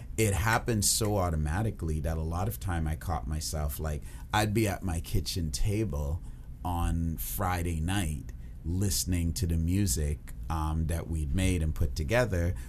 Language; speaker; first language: English; early bilingual, other home language; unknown